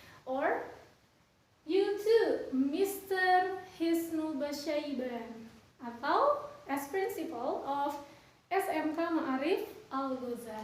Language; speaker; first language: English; non-native, fluent; Indonesian